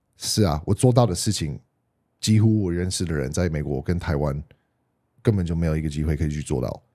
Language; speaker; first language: Chinese; non-native, fluent; English